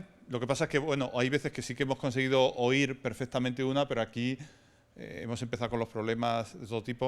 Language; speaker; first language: Spanish; native; Spanish